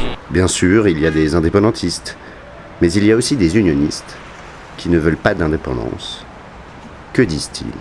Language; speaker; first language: French; native; French